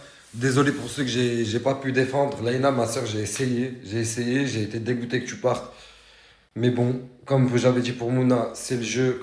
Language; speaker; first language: French; native; French